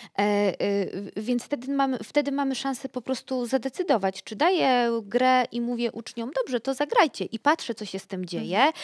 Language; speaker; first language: Polish; native; Polish